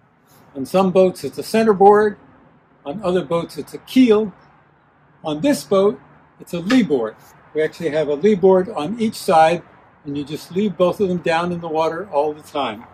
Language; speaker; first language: English; native; English